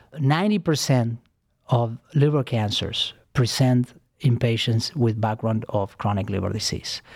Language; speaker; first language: English; non-native, fluent; Spanish